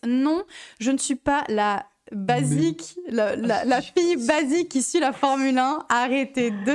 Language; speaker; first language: French; native; French